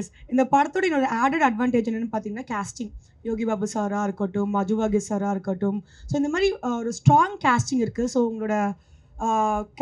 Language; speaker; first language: Tamil; native; Tamil